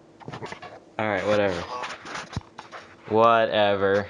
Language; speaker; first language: English; native; English